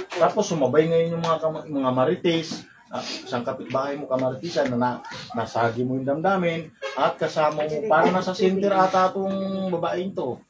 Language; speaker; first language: Filipino; non-native, local second language; Waray